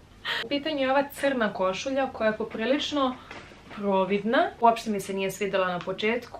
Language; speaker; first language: Serbian; native; Serbian